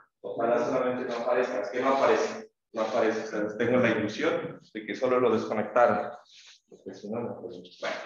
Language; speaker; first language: Spanish; native; Spanish